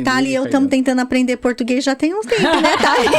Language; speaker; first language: Portuguese; native; Portuguese